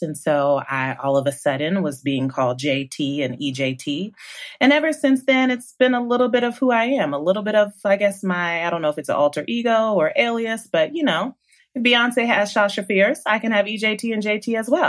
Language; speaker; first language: English; native; English